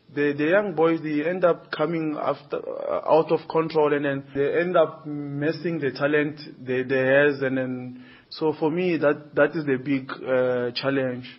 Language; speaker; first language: English; non-native, learner; Portuguese